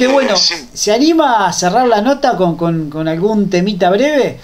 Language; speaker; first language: Spanish; native; Spanish